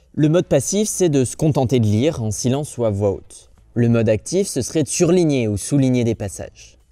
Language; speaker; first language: French; native; French